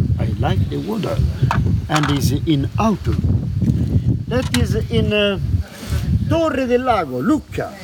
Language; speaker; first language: English; non-native, learner; Italian